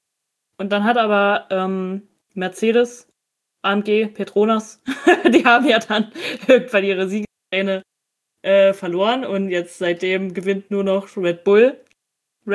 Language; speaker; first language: German; native; German